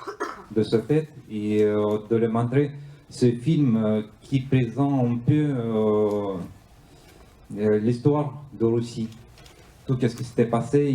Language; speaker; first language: French; non-native, learner; Russian